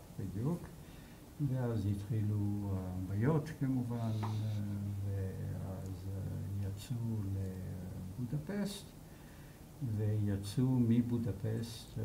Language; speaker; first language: Hebrew; non-native, fluent; Hungarian